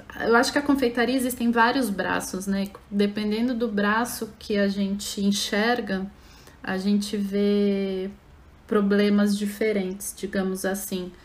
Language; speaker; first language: Portuguese; native; Portuguese